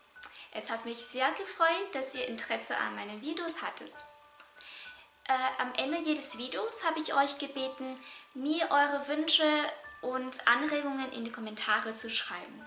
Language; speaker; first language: German; non-native, fluent; Vietnamese